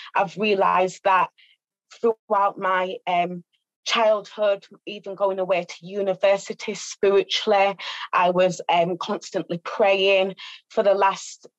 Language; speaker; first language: English; native; English